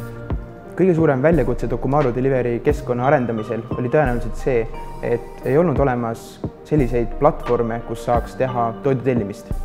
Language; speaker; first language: Estonian; native; Estonian